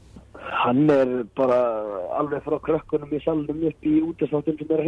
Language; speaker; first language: Icelandic; native; Icelandic